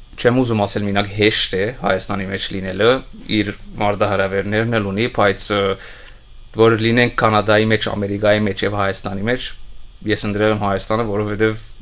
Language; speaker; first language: Armenian; early bilingual, heritage; Armenian